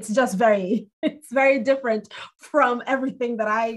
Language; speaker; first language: English; non-native, local second language; Igbo